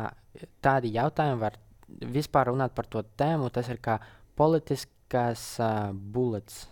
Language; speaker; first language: Latvian; non-native, local second language; Russian